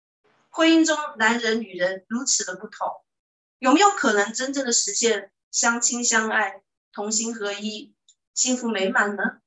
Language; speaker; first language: Chinese; native; Chinese